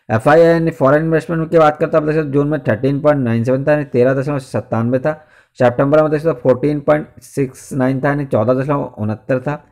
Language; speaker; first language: Hindi; native; Hindi